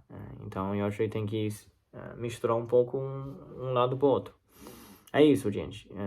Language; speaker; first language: Portuguese; non-native, learner; Chinese